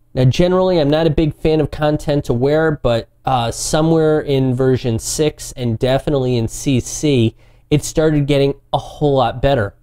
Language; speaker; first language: English; native; English